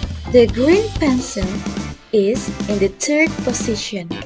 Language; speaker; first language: English; non-native, fluent; Indonesian